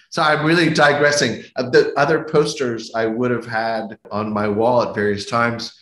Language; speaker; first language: English; native; English